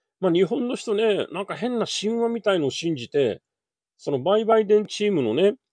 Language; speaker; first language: Japanese; native; Japanese